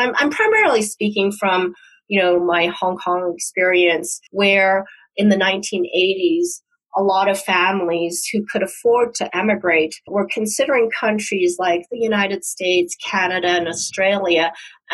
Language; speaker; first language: English; non-native, local second language; Cantonese